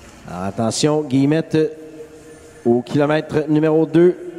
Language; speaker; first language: French; native; French